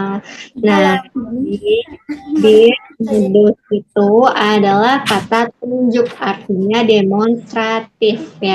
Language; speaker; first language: Indonesian; native; Indonesian